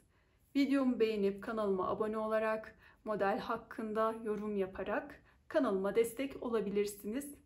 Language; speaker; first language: Turkish; native; Turkish